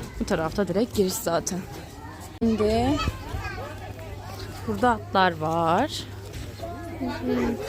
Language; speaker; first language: Turkish; native; Turkish